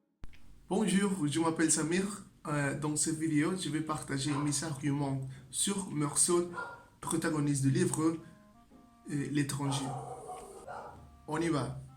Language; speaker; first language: French; non-native, learner; Spanish